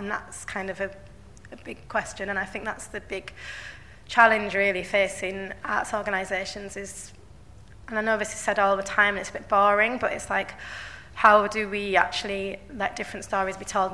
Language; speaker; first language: English; native; English